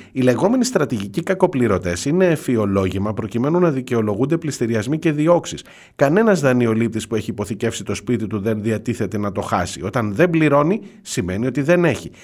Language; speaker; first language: Greek; native; Greek